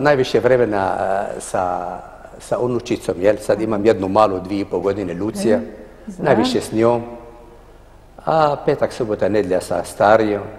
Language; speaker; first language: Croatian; non-native, fluent; Arabic